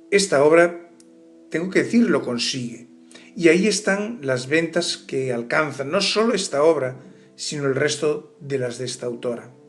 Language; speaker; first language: Spanish; native; Spanish